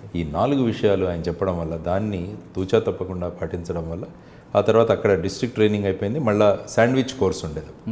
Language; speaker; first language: Telugu; native; Telugu